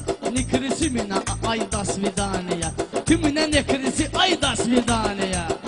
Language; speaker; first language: Russian; non-native, local second language; Azerbaijani